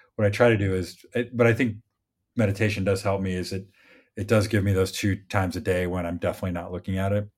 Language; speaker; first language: English; native; English